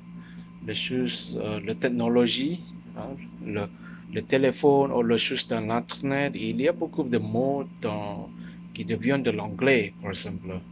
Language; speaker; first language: French; non-native, learner; Chinese